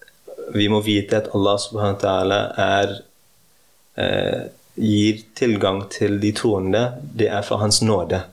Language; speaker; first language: Norwegian; early bilingual, heritage; Norwegian